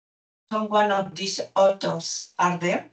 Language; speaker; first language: English; non-native, learner; Spanish